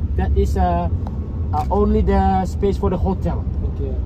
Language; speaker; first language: English; non-native, learner; Indonesian